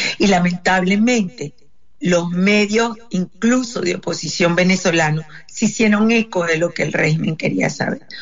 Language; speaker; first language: Spanish; native; Spanish